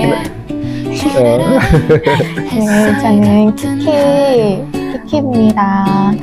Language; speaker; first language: Korean; non-native, learner; Hmong